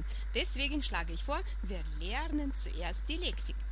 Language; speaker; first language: German; non-native, fluent; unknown